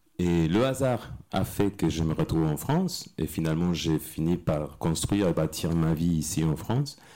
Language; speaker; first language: French; non-native, fluent; Spanish